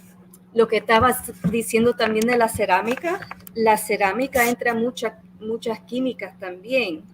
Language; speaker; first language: Spanish; early bilingual, heritage; Spanish